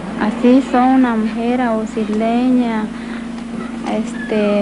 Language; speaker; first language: Spanish; non-native, local second language; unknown